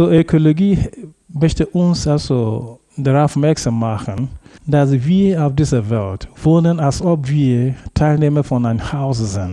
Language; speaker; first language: German; non-native, fluent; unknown